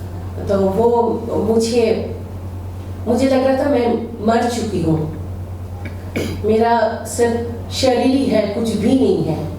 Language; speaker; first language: Hindi; non-native, local second language; Bangla